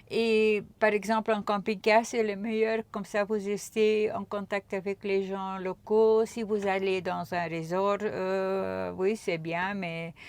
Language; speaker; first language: French; non-native, local second language; Dutch